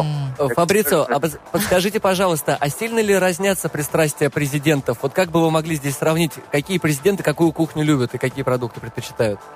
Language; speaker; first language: Russian; native; Russian